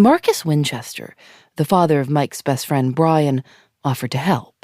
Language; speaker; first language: English; native; English